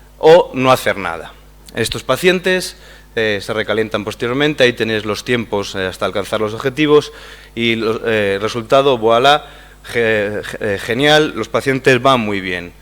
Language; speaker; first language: Spanish; native; Spanish